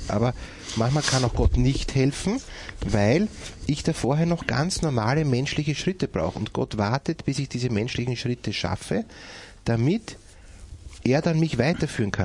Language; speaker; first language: German; native; German